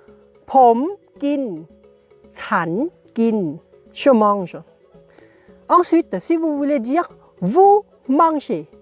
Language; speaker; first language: French; non-native, fluent; Thai